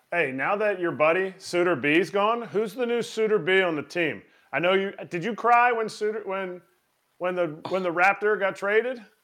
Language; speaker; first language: English; native; English